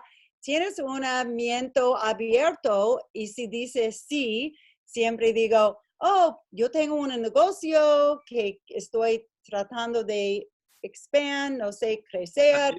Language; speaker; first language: Spanish; non-native, learner; English